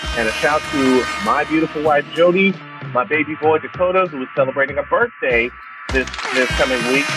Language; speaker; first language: English; native; English